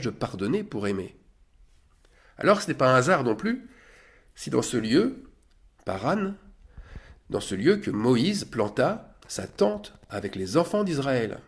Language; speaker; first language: French; native; French